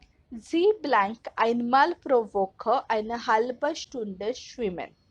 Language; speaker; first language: German; non-native, fluent; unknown